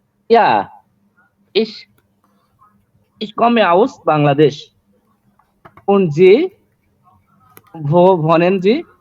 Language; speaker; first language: German; non-native, learner; Bangla